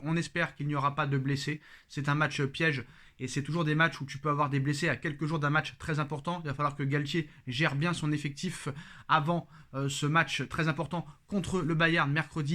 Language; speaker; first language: French; native; French